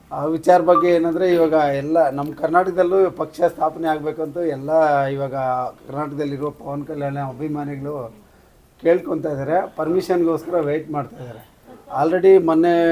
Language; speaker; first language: Kannada; native; Kannada